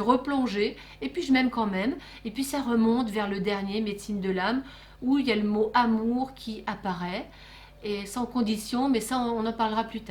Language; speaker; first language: French; native; French